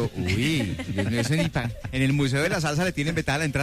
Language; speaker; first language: Spanish; native; Spanish